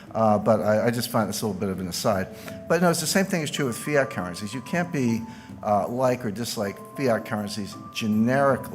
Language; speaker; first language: English; native; English